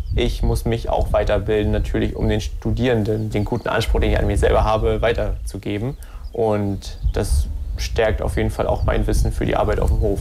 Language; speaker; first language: German; native; German